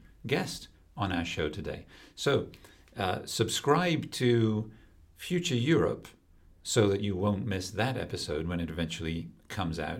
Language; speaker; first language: English; native; English